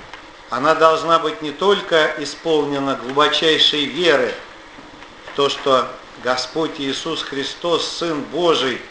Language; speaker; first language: Russian; native; Russian